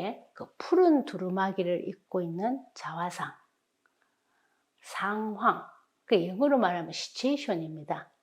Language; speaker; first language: Korean; native; Korean